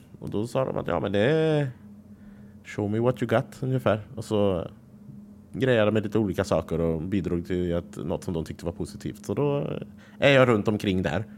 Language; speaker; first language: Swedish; native; Swedish